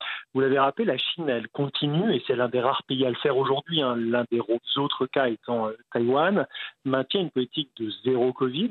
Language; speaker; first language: French; native; French